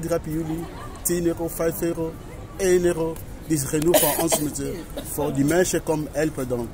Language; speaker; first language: Dutch; non-native, learner; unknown